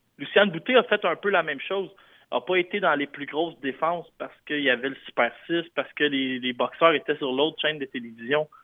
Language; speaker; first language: French; native; French